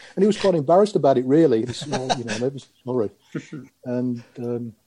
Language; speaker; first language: English; native; English